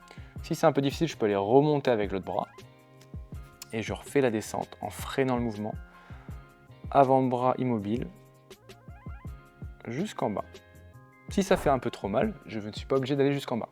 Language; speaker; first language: French; native; French